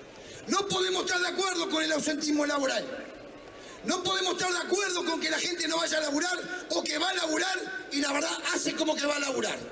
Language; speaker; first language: Spanish; native; Spanish